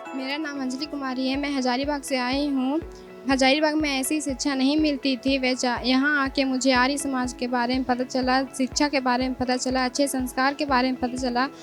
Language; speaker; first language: Hindi; native; Hindi